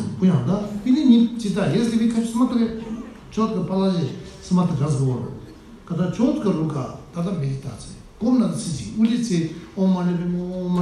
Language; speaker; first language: Russian; non-native, learner; Tibetan